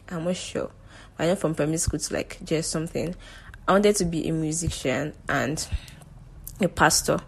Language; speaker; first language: English; non-native, local second language; Yoruba